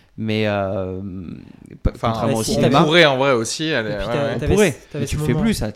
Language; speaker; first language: French; native; French